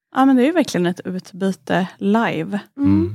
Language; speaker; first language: Swedish; native; Swedish